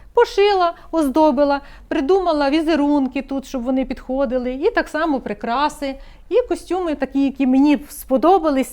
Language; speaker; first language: Ukrainian; native; Ukrainian